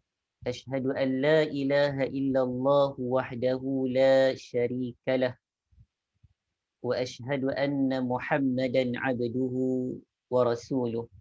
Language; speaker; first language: Arabic; non-native, fluent; Malay